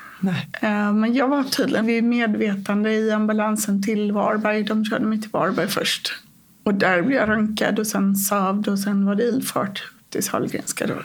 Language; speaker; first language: Swedish; native; Swedish